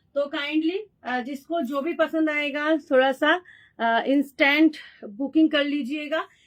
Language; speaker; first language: Hindi; non-native, local second language; Bangla